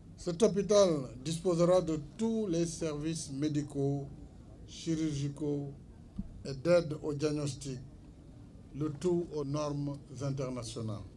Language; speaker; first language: French; non-native, local second language; Fula